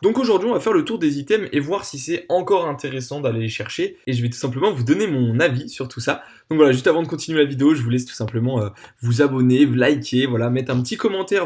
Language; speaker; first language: French; native; French